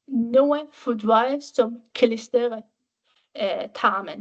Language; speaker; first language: Danish; non-native, fluent; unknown